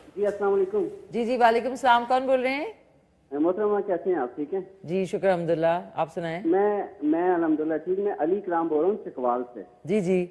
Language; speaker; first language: Urdu; native; Urdu